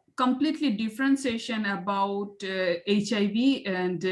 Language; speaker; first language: English; non-native, local second language; Bangla